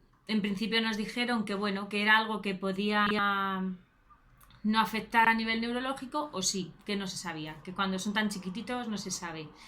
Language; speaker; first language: Spanish; native; Spanish